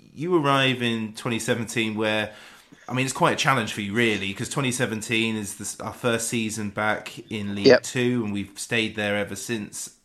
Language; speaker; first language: English; native; English